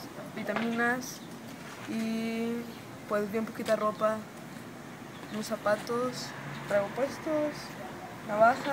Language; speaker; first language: Spanish; native; Spanish